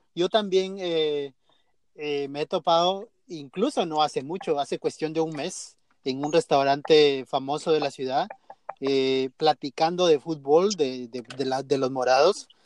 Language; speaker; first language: Spanish; native; Spanish